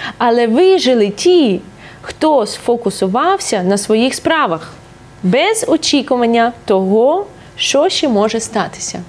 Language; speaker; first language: Ukrainian; non-native, local second language; Russian